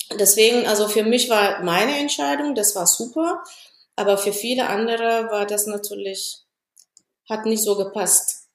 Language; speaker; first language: German; non-native, fluent; Amharic